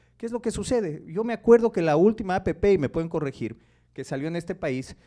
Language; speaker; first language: Spanish; native; Spanish